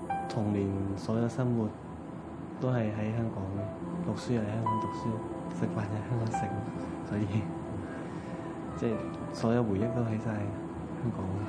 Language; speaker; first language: Cantonese; early bilingual, other home language; Thai